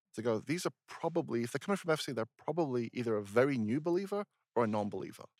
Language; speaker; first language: English; native; English